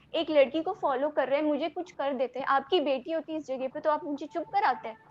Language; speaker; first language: Hindi; non-native, local second language; Telugu